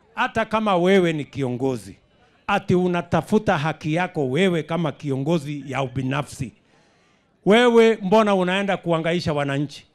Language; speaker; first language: Swahili; non-native, local second language; Kalenjin